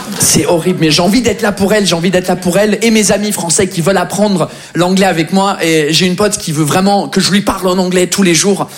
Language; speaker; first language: French; non-native, fluent; English